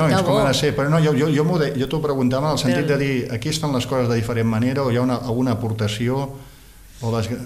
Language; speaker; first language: Catalan; native; Catalan